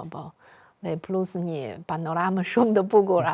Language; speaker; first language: Albanian; non-native, fluent; Chinese